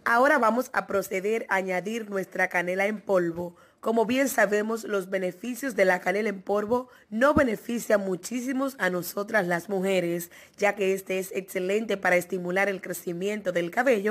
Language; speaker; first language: Spanish; native; Spanish